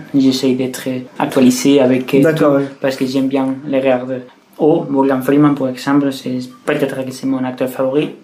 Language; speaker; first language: French; non-native, fluent; Spanish